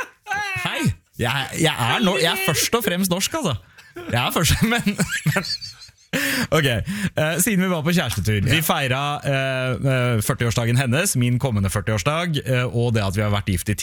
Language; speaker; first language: Norwegian; native; Norwegian